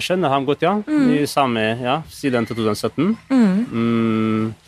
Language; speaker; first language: Norwegian; non-native, fluent; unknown